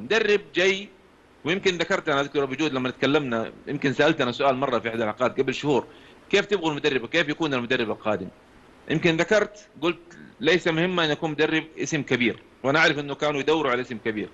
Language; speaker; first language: Arabic; native; Arabic